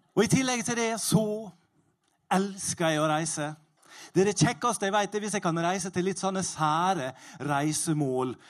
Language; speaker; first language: Norwegian; native; Norwegian